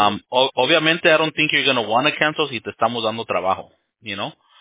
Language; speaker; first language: English; early bilingual, other home language; Spanish